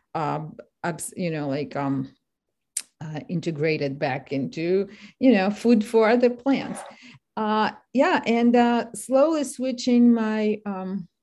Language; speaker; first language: English; non-native, fluent; Ukrainian